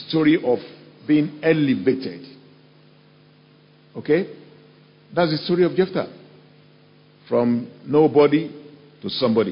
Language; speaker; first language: English; non-native, local second language; Yoruba